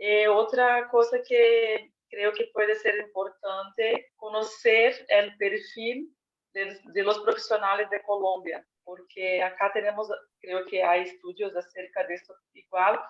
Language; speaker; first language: Spanish; non-native, fluent; Portuguese